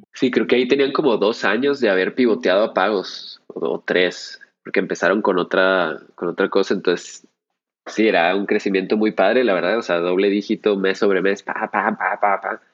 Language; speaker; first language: Spanish; native; Spanish